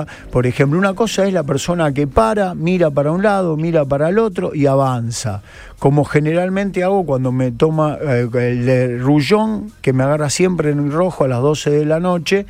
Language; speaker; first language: Spanish; native; Spanish